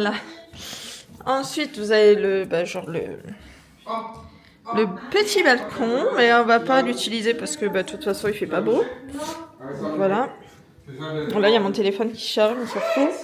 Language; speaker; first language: French; native; French